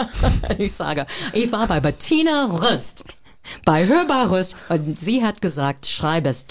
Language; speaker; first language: German; non-native, fluent; English